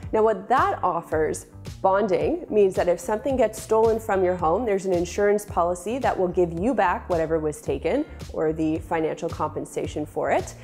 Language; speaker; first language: English; native; English